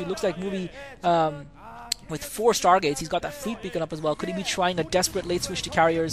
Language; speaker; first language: English; native; English